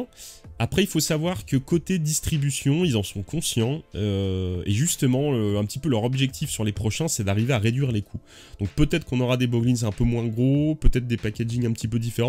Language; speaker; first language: French; native; French